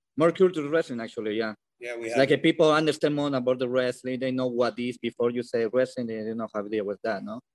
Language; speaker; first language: English; non-native, learner; Spanish